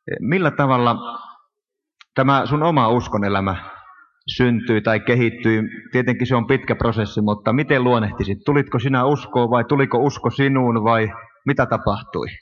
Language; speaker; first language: Finnish; native; Finnish